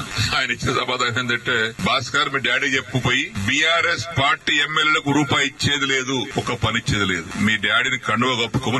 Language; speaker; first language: Telugu; native; Telugu